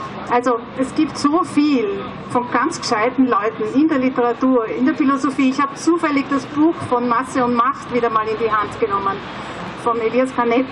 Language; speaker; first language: German; native; German